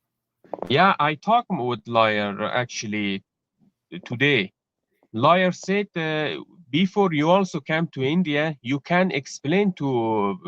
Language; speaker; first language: English; non-native, learner; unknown